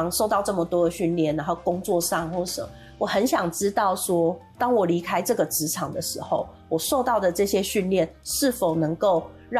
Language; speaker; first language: Chinese; non-native, local second language; Min Nan Chinese